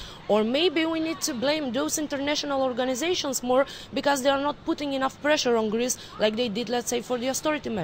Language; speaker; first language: English; non-native, fluent; Macedonian